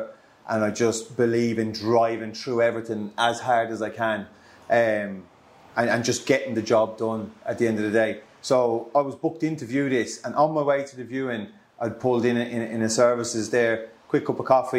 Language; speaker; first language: English; native; English